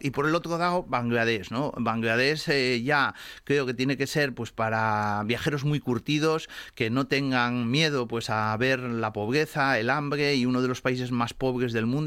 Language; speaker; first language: Spanish; native; Spanish